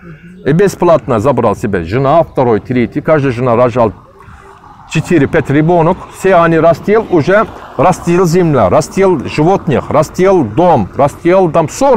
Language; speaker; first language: Russian; non-native, learner; Turkish